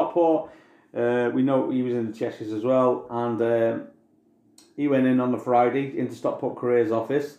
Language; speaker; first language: English; native; English